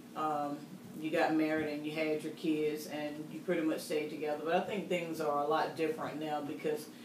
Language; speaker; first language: English; native; English